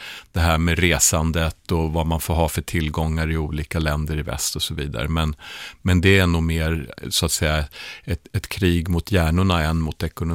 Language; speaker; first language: Swedish; native; Swedish